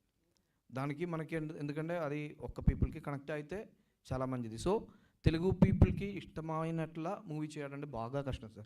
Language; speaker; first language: Telugu; non-native, local second language; Malayalam